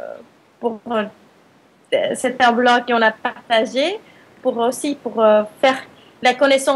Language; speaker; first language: French; non-native, fluent; Spanish